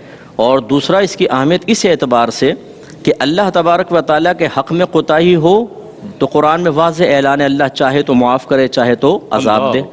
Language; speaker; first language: Urdu; native; Urdu